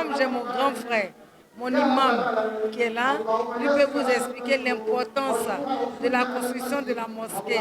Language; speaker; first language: French; non-native, local second language; Dyula